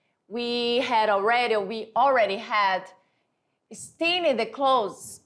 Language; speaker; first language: English; non-native, fluent; Portuguese